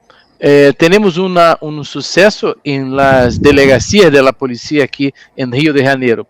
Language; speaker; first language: Spanish; non-native, learner; Portuguese